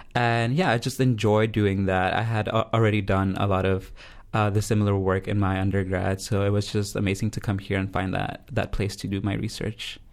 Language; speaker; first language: English; early bilingual, other home language; Spanish